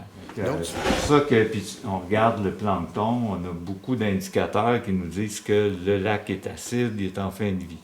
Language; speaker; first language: French; native; French